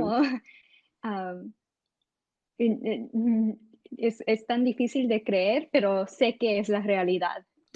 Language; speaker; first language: Spanish; early bilingual, heritage; English